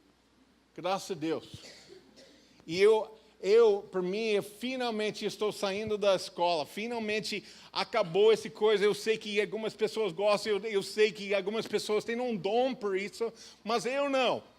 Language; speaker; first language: Portuguese; non-native, fluent; English